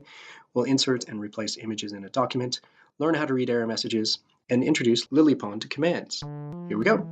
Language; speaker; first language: English; native; English